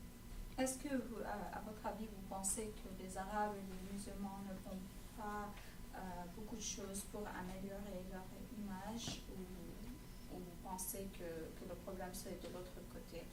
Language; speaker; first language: French; non-native, fluent; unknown